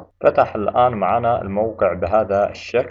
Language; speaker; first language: Arabic; native; Arabic